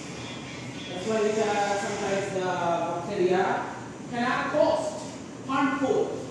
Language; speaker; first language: English; non-native, local second language; Filipino